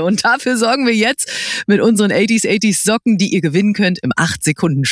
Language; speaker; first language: German; native; German